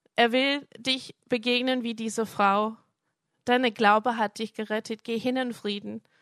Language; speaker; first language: German; non-native, fluent; English